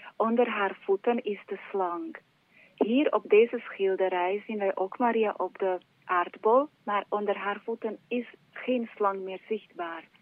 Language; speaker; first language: Dutch; non-native, fluent; Slovak